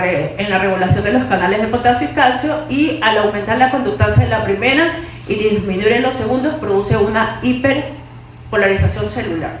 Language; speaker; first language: Spanish; native; Spanish